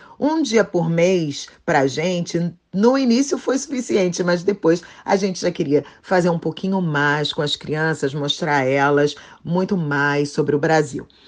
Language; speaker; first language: Portuguese; native; Portuguese